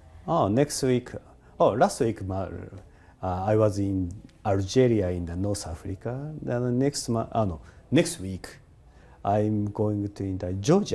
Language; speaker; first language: English; non-native, learner; Japanese